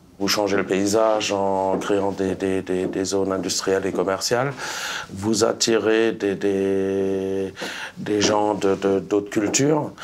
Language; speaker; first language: French; non-native, local second language; Swiss German